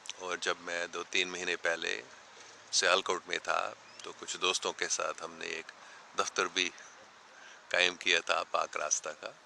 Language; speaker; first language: Urdu; non-native, fluent; English